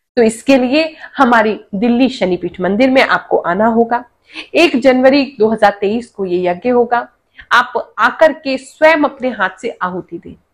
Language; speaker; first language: Hindi; native; Hindi